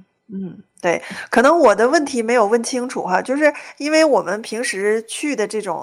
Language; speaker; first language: Chinese; native; Chinese